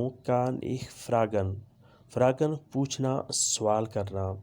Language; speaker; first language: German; non-native, fluent; Urdu